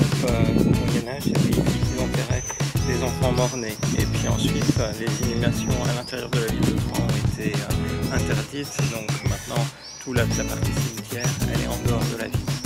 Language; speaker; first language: French; native; French